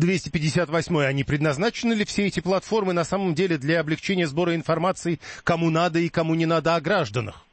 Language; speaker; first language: Russian; native; Russian